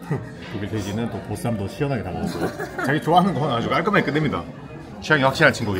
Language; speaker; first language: Korean; native; Korean